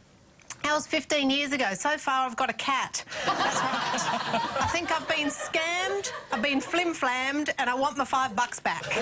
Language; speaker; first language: English; native; English